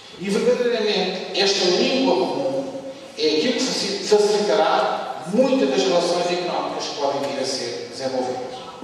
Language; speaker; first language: Portuguese; native; Portuguese